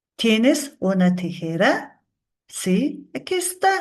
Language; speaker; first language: Spanish; non-native, fluent; Mongolian